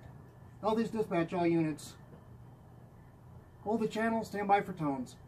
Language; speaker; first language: English; native; English